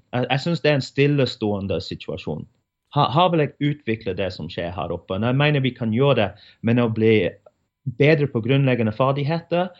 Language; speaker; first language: Norwegian; non-native, fluent; English